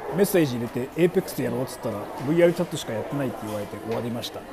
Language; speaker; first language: Japanese; early bilingual, heritage; Japanese